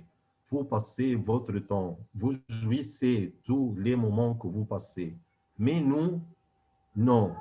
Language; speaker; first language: French; non-native, fluent; Arabic